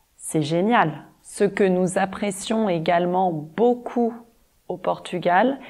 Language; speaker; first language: French; native; French